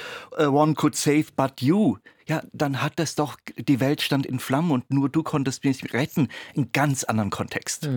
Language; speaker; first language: German; native; German